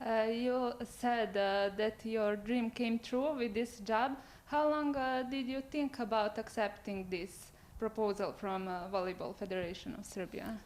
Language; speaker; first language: English; non-native, fluent; Serbian